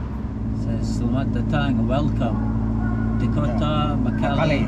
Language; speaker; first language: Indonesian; non-native, learner; English